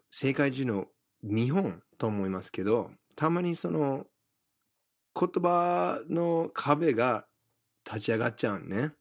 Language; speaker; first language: Japanese; non-native, fluent; English